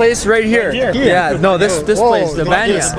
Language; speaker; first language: English; non-native, fluent; Arabic